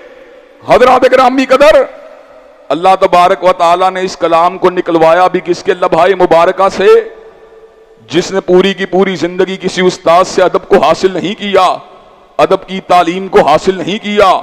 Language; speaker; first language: Urdu; native; Urdu